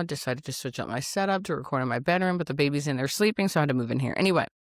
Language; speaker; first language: English; native; English